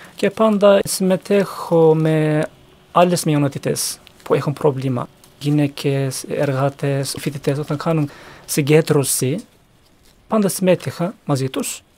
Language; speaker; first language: Greek; non-native, learner; Turkish